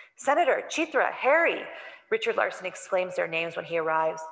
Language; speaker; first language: English; native; English